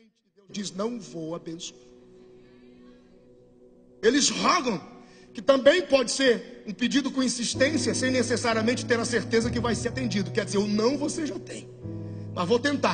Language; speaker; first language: Portuguese; native; Portuguese